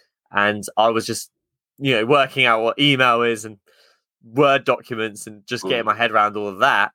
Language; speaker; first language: English; native; English